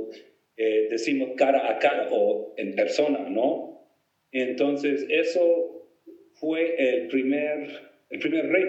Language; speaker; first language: Spanish; non-native, fluent; English